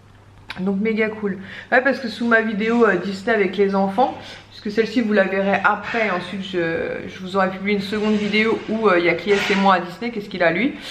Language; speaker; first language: French; native; French